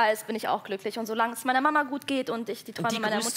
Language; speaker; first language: German; early bilingual, other home language; Persian